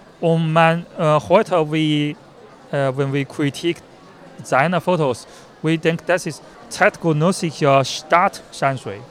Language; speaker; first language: German; non-native, learner; Chinese